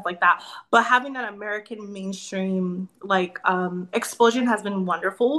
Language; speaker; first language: English; native; English